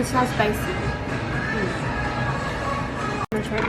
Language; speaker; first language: English; non-native, fluent; Mongolian